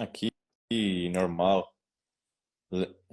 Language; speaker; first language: Portuguese; non-native, learner; Spanish